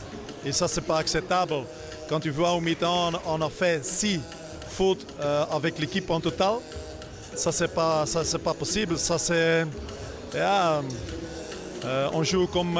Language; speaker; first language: French; non-native, fluent; Dutch